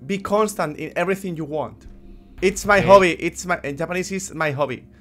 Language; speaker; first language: English; non-native, learner; Spanish